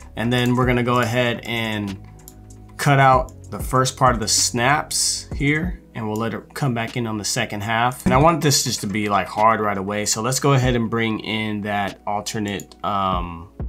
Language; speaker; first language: English; native; English